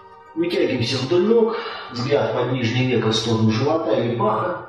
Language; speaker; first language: Russian; native; Russian